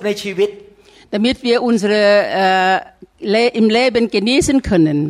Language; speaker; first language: German; non-native, learner; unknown